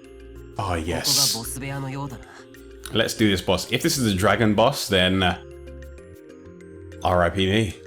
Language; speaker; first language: English; native; English